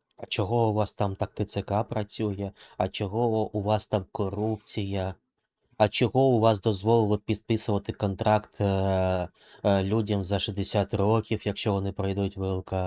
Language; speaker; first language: Ukrainian; non-native, local second language; Russian